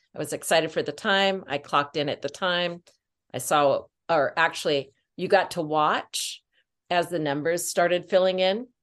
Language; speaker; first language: English; native; English